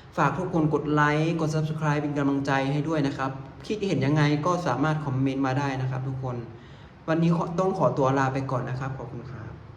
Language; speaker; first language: Thai; native; Thai